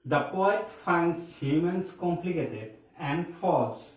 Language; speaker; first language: English; non-native, local second language; Assamese